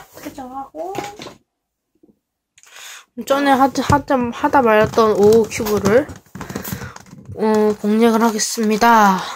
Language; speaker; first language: Korean; native; Korean